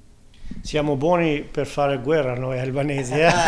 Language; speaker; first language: Italian; non-native, fluent; Albanian